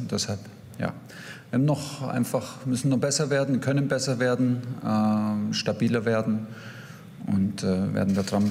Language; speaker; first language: German; native; German